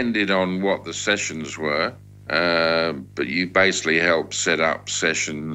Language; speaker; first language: English; native; English